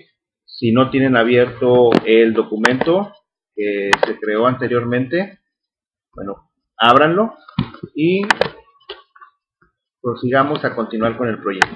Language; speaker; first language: Spanish; native; Spanish